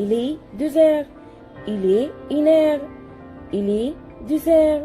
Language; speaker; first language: French; non-native, learner; Arabic